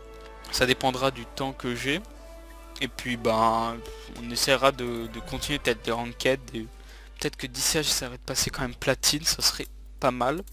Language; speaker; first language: French; native; French